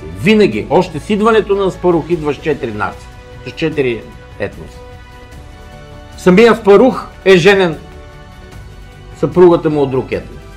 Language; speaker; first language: Bulgarian; native; Bulgarian